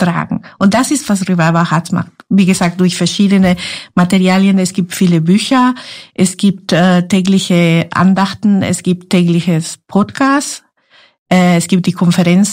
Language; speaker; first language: German; non-native, fluent; Spanish